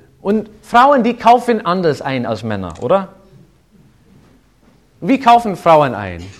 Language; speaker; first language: German; non-native, fluent; English